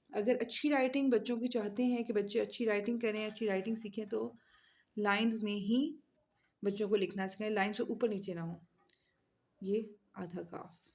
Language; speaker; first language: Urdu; native; Urdu